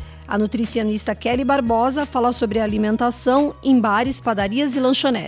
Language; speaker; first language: Portuguese; native; Portuguese